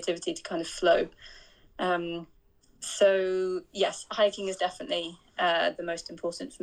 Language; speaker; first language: English; native; English